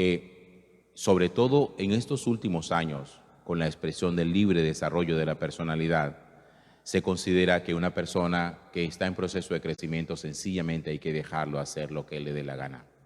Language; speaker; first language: Spanish; native; Spanish